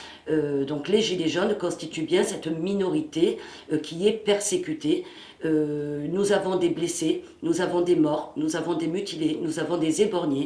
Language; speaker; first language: French; native; French